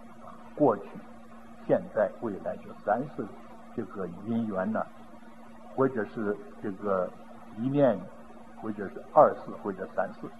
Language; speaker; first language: Chinese; native; Chinese